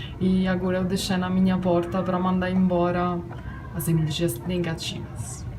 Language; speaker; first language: Portuguese; non-native, fluent; Italian